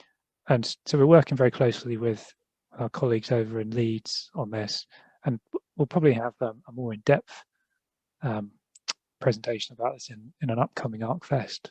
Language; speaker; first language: English; native; English